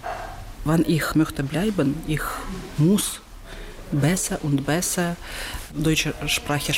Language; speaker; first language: German; non-native, learner; Ukrainian